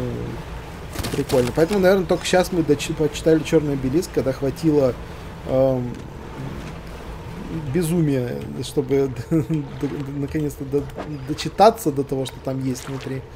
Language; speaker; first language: Russian; native; Russian